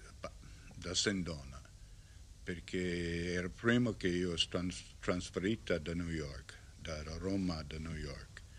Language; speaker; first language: Italian; non-native, learner; English